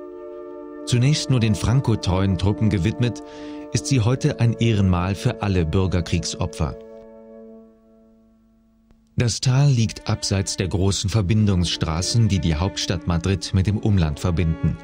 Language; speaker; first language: German; native; German